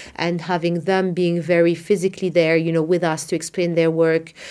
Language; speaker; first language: English; non-native, fluent; Arabic